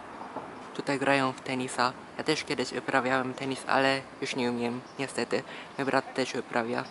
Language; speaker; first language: Polish; non-native, fluent; Japanese